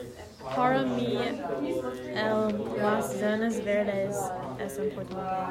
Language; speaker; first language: Spanish; non-native, learner; English